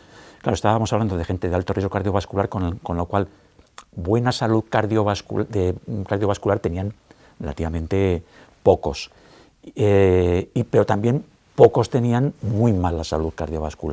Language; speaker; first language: Spanish; native; Spanish